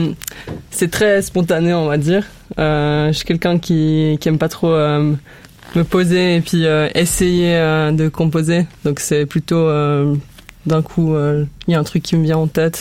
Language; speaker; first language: French; native; French